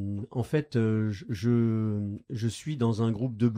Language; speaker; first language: French; native; French